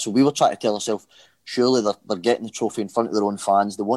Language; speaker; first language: English; native; English